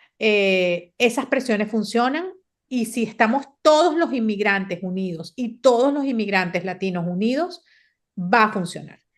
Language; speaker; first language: Spanish; native; Spanish